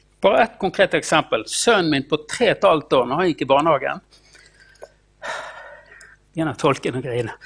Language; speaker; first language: Norwegian; non-native, fluent; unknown